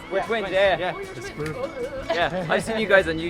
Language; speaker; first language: English; native; English